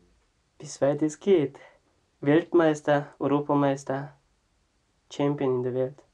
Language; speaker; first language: German; non-native, learner; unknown